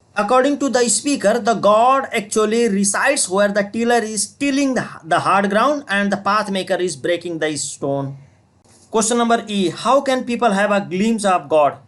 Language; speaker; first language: English; non-native, local second language; Nepali